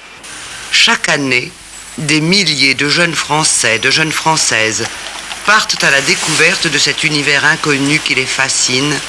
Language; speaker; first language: French; native; French